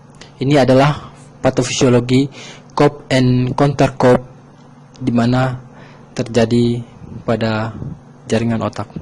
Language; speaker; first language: Indonesian; native; Indonesian